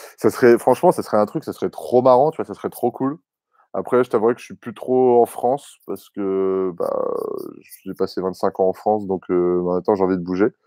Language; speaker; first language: French; native; French